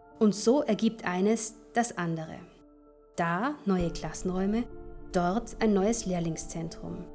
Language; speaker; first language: German; native; German